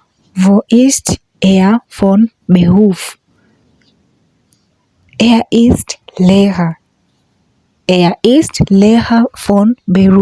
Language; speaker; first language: German; non-native, learner; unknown